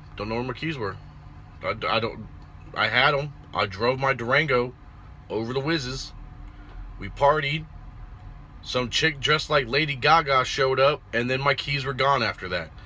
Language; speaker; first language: English; native; English